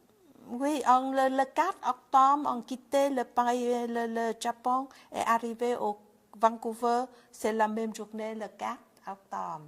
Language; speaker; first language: French; non-native, learner; Vietnamese